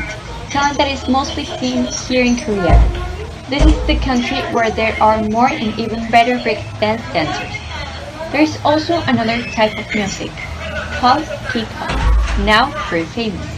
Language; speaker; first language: English; non-native, learner; Spanish